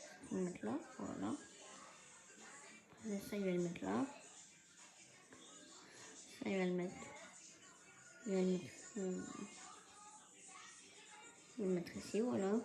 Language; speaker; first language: French; native; French